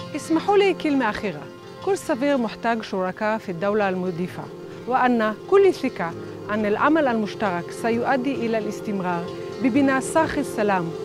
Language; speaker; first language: Arabic; non-native, local second language; Hebrew